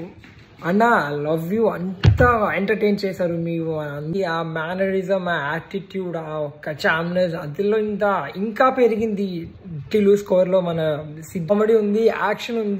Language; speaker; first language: Telugu; non-native, learner; Malayalam